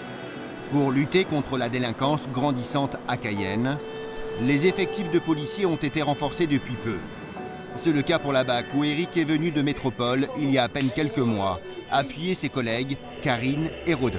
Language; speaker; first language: French; native; French